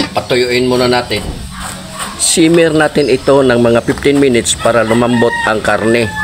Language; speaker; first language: Filipino; non-native, local second language; Cebuano